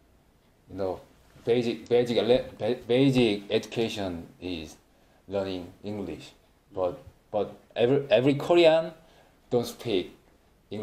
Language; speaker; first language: English; non-native, learner; Korean